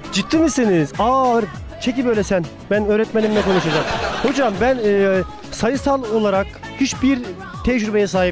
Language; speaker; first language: Turkish; native; Turkish